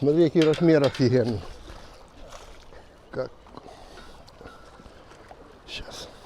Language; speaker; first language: Russian; native; Russian